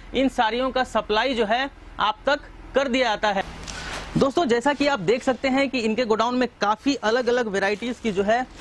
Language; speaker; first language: Hindi; native; Hindi